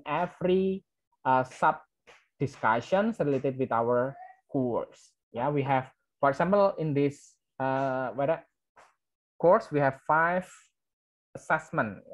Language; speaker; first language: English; non-native, learner; Indonesian